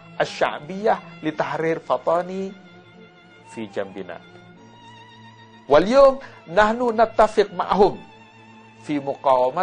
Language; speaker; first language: Arabic; non-native, learner; Malay